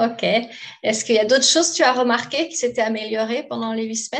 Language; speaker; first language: French; native; French